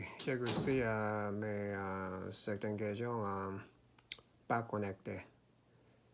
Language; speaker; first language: French; non-native, learner; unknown